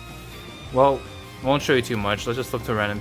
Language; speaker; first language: English; native; English